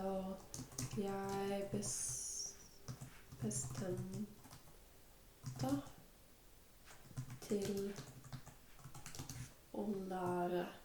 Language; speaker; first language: Norwegian; non-native, learner; English